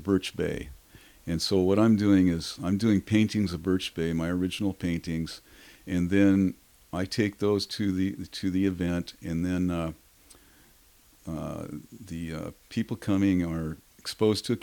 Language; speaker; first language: English; native; English